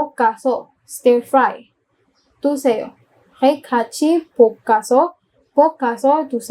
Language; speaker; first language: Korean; non-native, fluent; Filipino